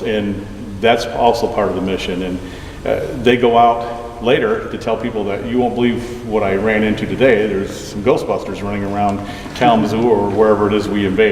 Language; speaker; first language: English; native; English